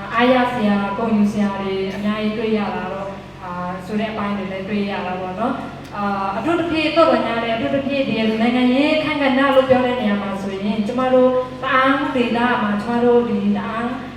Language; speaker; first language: Burmese; non-native, local second language; Shwe Palaung